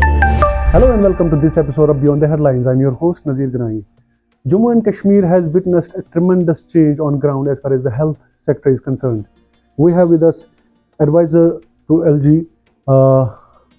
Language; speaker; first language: English; non-native, local second language; Kashmiri